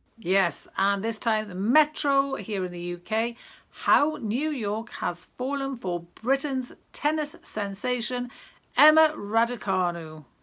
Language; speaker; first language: English; native; English